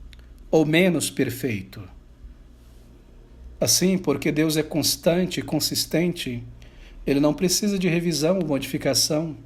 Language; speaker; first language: Portuguese; native; Portuguese